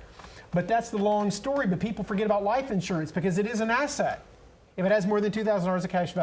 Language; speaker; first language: English; native; English